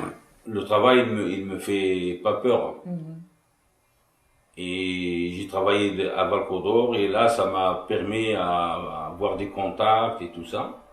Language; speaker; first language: French; non-native, fluent; Arabic